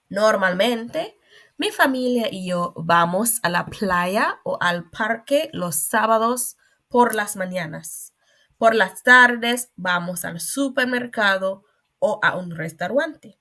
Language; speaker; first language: Spanish; non-native, fluent; English